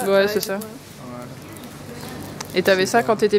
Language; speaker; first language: French; native; French